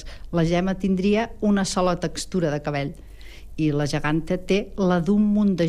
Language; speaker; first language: Catalan; native; Catalan